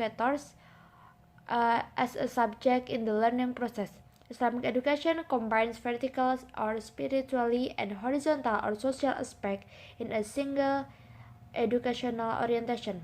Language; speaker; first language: English; non-native, learner; Indonesian